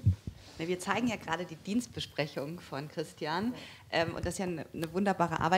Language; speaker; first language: German; native; German